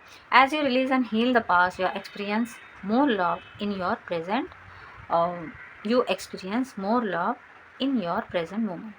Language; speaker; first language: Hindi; native; Hindi